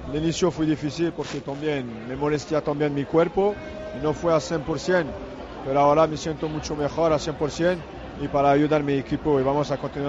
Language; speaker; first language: Spanish; non-native, learner; French